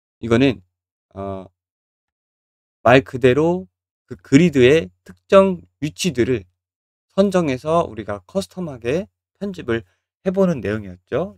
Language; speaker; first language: Korean; native; Korean